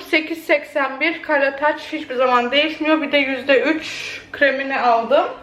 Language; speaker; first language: Turkish; native; Turkish